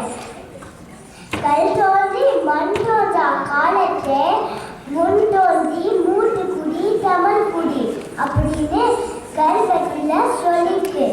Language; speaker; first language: Tamil; early bilingual, heritage; Tamil